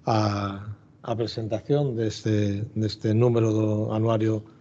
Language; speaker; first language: Spanish; native; Spanish